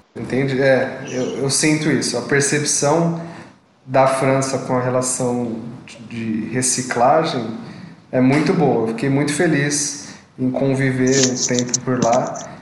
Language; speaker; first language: Portuguese; native; Portuguese